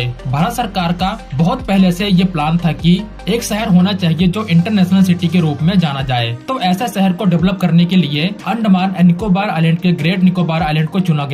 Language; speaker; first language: Hindi; native; Hindi